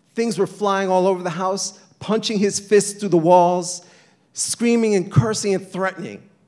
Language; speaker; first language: English; native; English